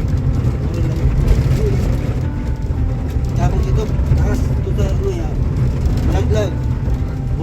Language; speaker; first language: Filipino; non-native, local second language; Cebuano